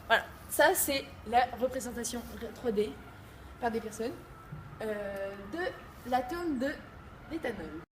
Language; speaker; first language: French; native; French